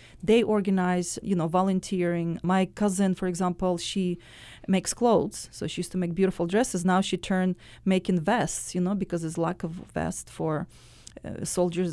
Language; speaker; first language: English; non-native, fluent; Russian